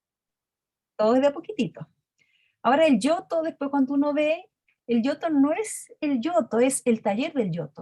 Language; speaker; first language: Spanish; native; Spanish